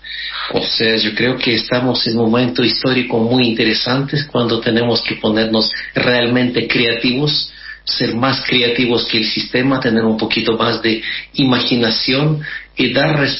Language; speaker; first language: Spanish; non-native, fluent; Russian